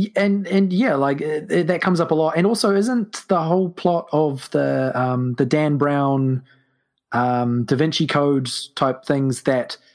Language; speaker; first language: English; native; English